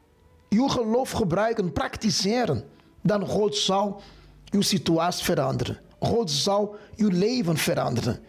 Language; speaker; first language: Dutch; non-native, fluent; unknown